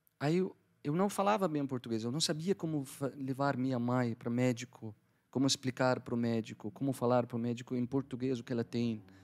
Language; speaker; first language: Portuguese; non-native, fluent; Arabic